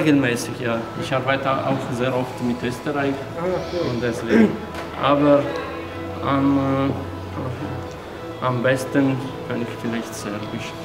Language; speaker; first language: German; non-native, fluent; Italian